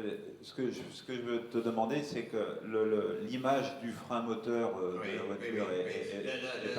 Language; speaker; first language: French; native; French